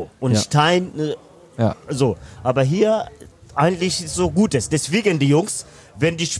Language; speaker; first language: German; non-native, learner; Swahili